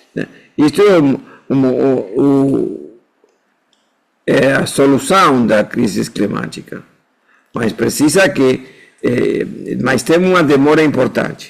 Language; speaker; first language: Portuguese; non-native, fluent; Spanish